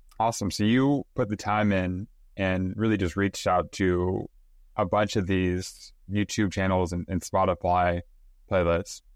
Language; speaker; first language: English; native; English